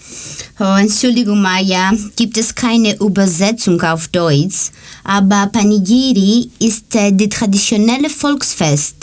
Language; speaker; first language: German; non-native, learner; Greek